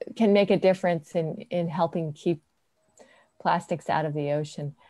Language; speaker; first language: English; native; English